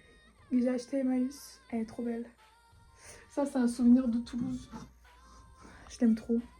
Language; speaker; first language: French; native; French